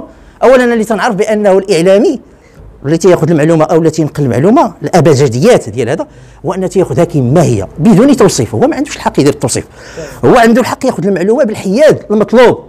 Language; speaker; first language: Arabic; native; Arabic